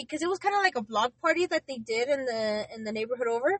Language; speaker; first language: English; early bilingual, other home language; Spanish